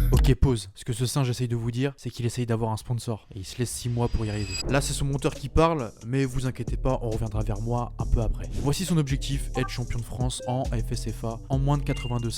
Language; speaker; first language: French; native; French